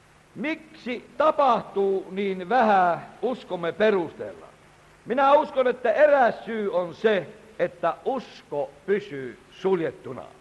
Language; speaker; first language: Finnish; native; Finnish